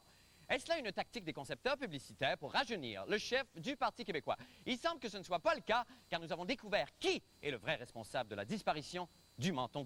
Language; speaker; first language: French; native; French